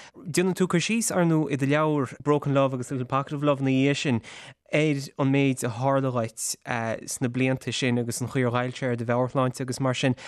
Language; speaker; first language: Irish; native; Irish